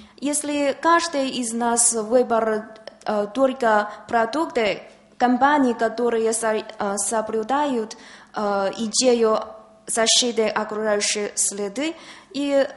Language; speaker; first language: Russian; non-native, learner; Chinese